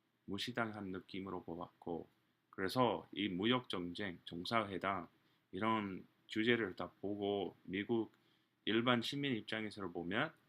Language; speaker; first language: Korean; non-native, fluent; English